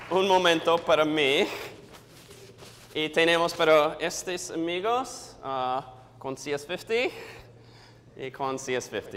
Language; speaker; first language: Spanish; non-native, learner; English